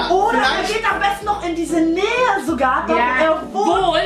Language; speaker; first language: German; native; German